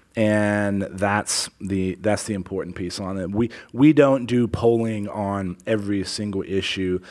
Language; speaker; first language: English; native; English